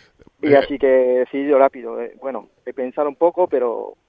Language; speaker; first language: Spanish; non-native, learner; Japanese